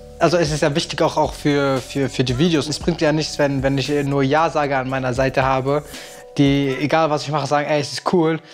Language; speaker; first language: German; native; German